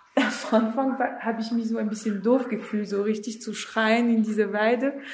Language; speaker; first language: German; non-native, fluent; French